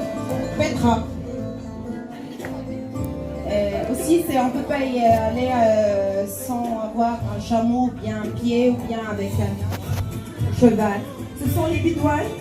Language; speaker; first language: French; non-native, learner; Arabic